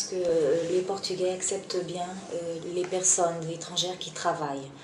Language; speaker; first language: French; non-native, fluent; Portuguese